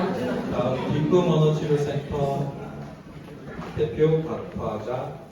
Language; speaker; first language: Korean; native; Korean